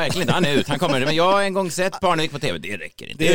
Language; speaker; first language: Swedish; native; Swedish